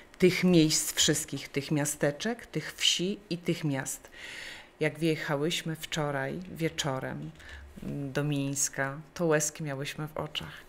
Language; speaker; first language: Polish; native; Polish